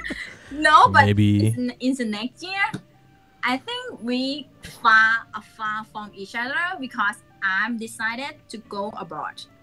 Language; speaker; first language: English; non-native, learner; Thai